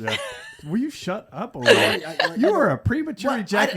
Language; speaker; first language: English; native; English